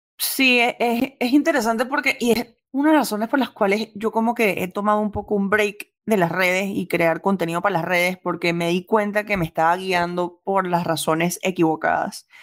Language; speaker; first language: Spanish; native; Spanish